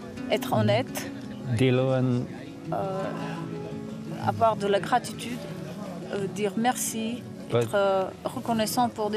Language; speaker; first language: French; non-native, fluent; Slovenian